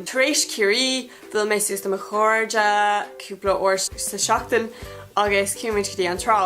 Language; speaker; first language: Irish; non-native, local second language; English